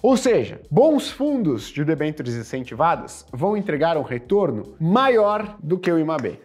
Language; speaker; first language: Portuguese; native; Portuguese